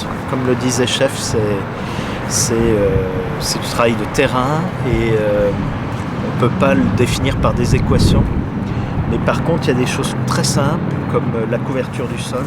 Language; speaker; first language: French; native; French